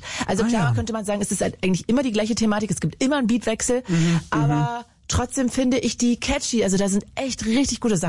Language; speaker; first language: German; native; German